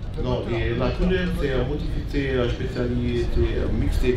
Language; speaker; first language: French; non-native, learner; German